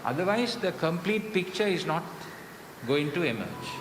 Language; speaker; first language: English; non-native, local second language; Sinhala